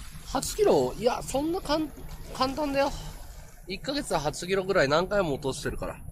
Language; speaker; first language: Japanese; native; Japanese